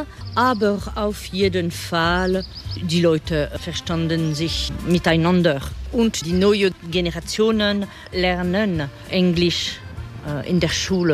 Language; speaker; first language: German; non-native, fluent; French